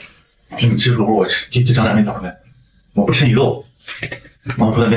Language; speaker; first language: Chinese; native; Chinese